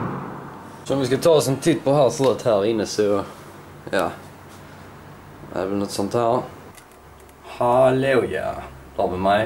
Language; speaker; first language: Swedish; native; Swedish